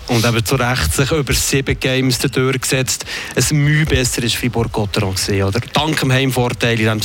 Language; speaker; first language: German; native; German